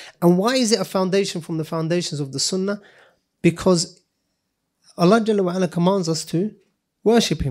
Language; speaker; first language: English; native; English